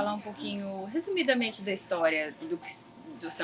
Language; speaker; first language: Portuguese; native; Portuguese